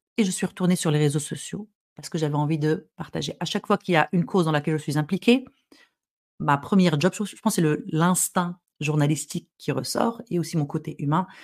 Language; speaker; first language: French; non-native, local second language; Arabic